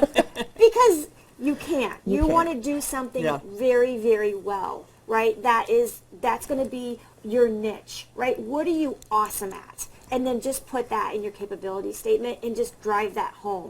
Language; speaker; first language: English; native; English